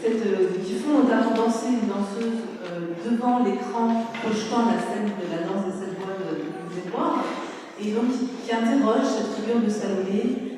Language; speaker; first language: French; native; French